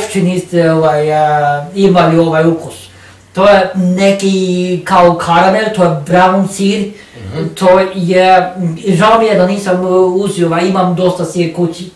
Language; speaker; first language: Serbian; non-native, learner; Norwegian